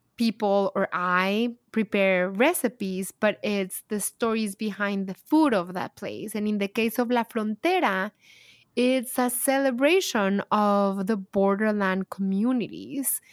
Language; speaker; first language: English; non-native, fluent; Spanish